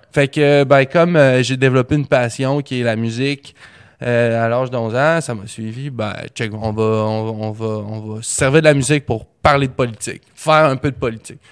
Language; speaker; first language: French; native; French